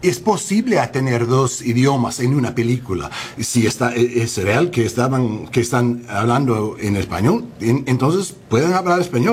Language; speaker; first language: Spanish; non-native, learner; English